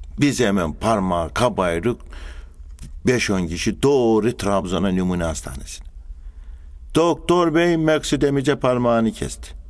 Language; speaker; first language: Turkish; native; Turkish